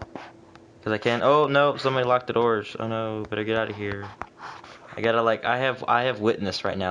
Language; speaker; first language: English; native; English